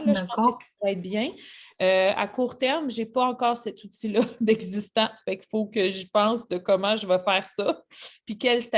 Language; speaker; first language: French; native; French